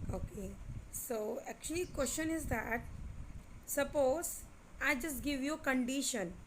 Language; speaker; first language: English; non-native, local second language; Hindi